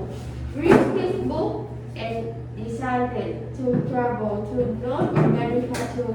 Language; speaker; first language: English; non-native, learner; Vietnamese